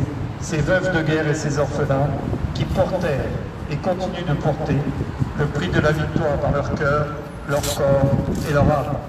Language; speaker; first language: French; native; French